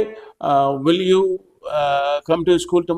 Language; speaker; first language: English; non-native, local second language; Hindi